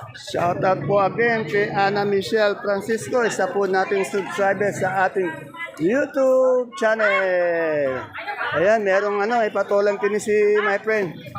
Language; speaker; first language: Filipino; native; Filipino